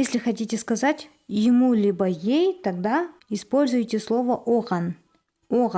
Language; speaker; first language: Russian; non-native, local second language; Kazakh